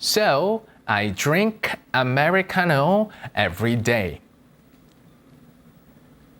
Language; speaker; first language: English; non-native, fluent; Korean